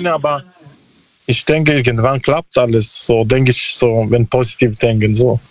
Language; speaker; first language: German; non-native, learner; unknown